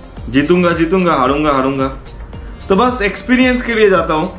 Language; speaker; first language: Hindi; non-native, local second language; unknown